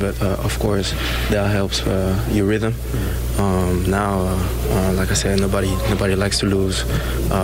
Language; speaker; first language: English; non-native, fluent; French